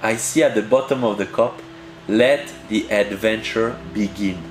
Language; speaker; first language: English; early bilingual, heritage; French